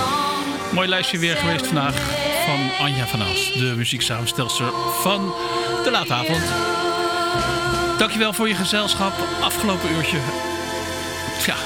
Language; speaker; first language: Dutch; native; Dutch